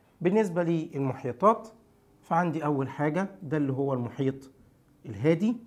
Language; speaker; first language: Arabic; native; Arabic